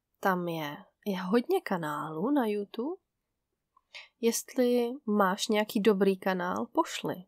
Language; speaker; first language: Czech; native; Czech